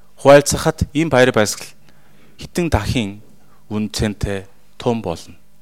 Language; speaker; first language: Mongolian; non-native, fluent; Korean